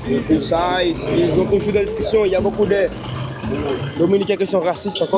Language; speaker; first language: French; non-native, learner; Haitian Creole